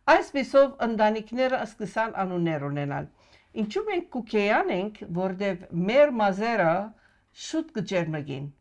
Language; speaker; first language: Armenian; non-native, local second language; Arabic